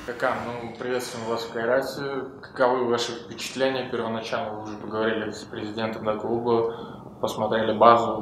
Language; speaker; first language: Russian; native; Russian